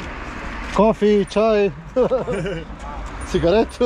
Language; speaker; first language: English; non-native, learner; Spanish